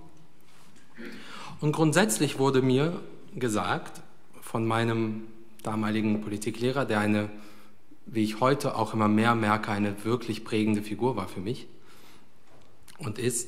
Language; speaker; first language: German; early bilingual, other home language; Russian